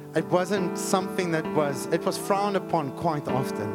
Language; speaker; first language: English; non-native, local second language; Afrikaans